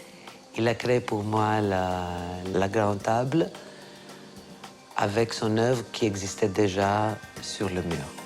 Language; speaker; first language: French; non-native, fluent; Greek